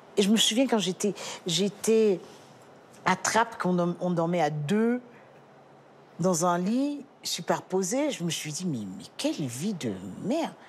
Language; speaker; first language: French; early bilingual, other home language; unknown